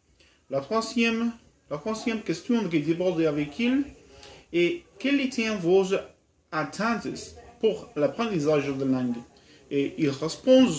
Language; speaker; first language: French; non-native, learner; Spanish